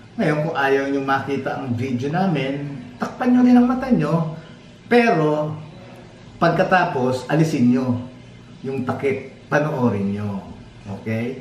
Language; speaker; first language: Filipino; native; Filipino